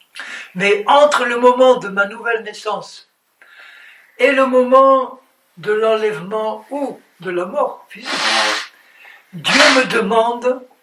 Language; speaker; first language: French; native; French